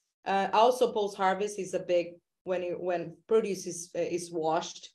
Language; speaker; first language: English; non-native, fluent; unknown